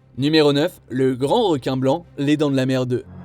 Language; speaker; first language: French; native; French